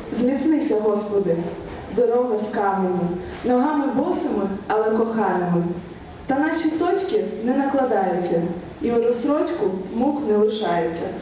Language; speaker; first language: Ukrainian; native; Ukrainian